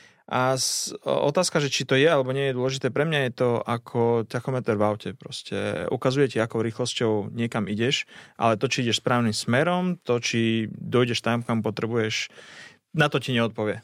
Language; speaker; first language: Slovak; native; Slovak